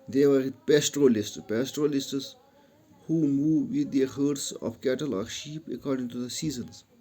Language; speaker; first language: English; non-native, local second language; Gujari